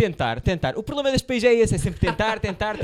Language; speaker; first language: Portuguese; native; Portuguese